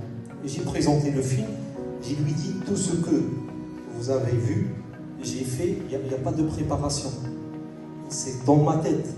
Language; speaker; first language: French; non-native, local second language; Arabic